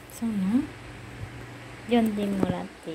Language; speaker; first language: Japanese; non-native, learner; Vietnamese